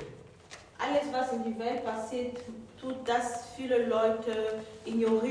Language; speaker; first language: German; non-native, fluent; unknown